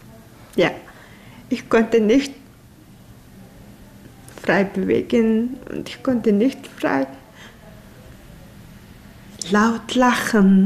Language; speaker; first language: German; non-native, learner; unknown